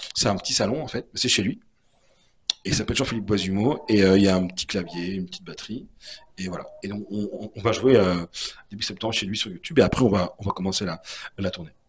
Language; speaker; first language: French; native; French